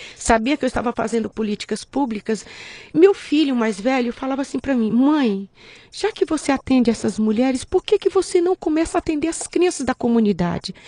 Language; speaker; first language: Portuguese; native; Portuguese